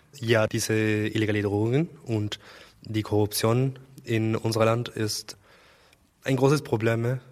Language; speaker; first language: German; non-native, learner; Spanish